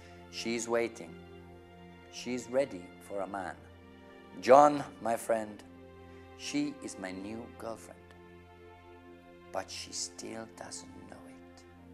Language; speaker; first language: English; native; English